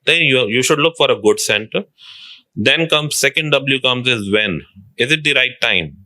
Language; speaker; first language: English; non-native, local second language; Hindi